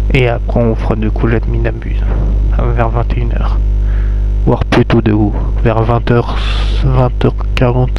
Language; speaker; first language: French; native; French